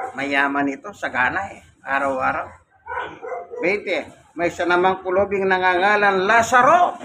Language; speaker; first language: Filipino; non-native, local second language; Pampanga